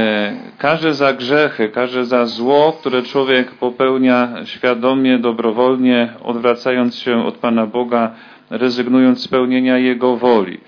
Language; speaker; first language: Polish; native; Polish